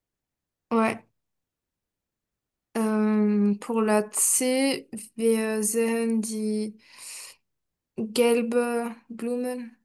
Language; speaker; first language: German; non-native, learner; French